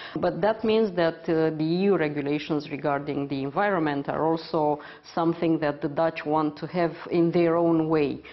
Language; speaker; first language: English; non-native, fluent; Romanian